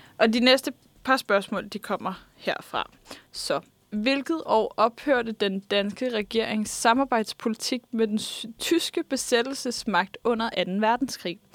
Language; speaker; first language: Danish; native; Danish